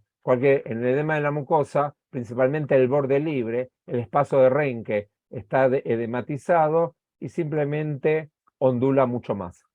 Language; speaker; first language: Spanish; native; Spanish